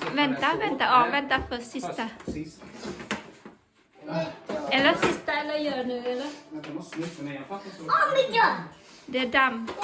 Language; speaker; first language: Swedish; non-native, learner; Thai